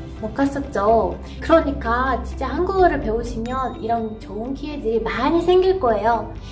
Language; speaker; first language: Korean; non-native, fluent; Persian